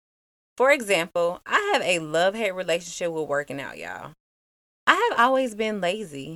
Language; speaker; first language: English; native; English